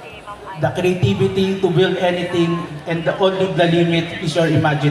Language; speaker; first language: English; non-native, local second language; Filipino